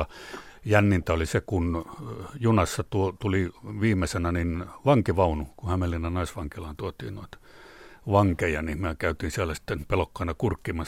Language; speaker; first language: Finnish; native; Finnish